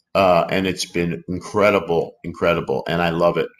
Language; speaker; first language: English; native; English